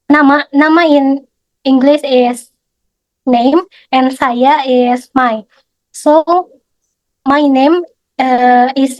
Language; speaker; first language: English; non-native, fluent; Indonesian